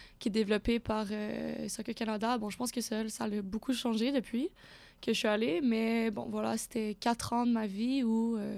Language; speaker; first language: French; native; French